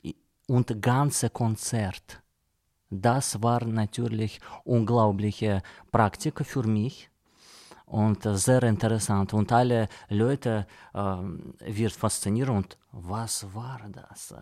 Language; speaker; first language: German; non-native, learner; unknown